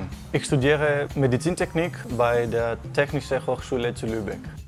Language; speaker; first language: German; non-native, fluent; Greek